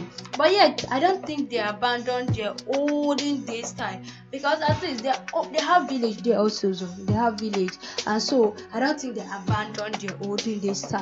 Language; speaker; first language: English; non-native, local second language; Yoruba